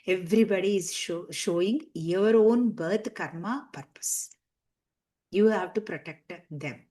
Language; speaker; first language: English; non-native, local second language; Telugu